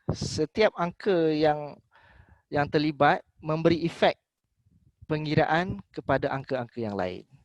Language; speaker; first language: Malay; native; Malay